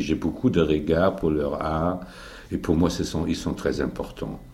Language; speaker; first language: French; non-native, fluent; German